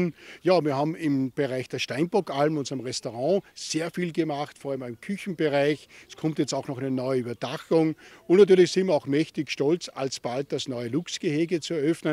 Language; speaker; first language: German; native; German